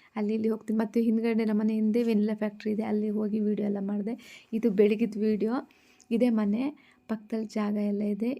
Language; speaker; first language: Kannada; native; Kannada